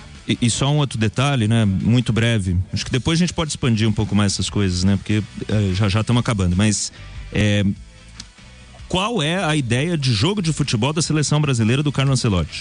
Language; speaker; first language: Portuguese; native; Portuguese